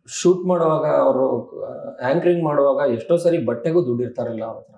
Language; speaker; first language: Kannada; native; Kannada